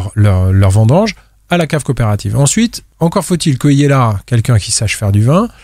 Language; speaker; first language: French; native; French